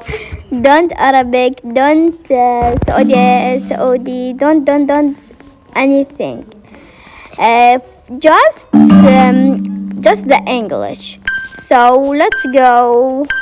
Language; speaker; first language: English; non-native, learner; Arabic